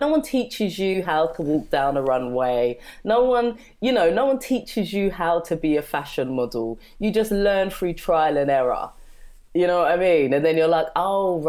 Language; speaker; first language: English; native; English